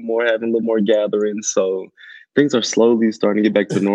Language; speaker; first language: English; native; English